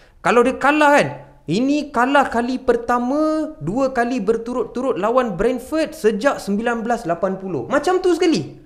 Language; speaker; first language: Malay; non-native, local second language; Tamil